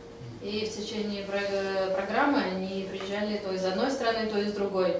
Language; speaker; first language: Russian; native; Russian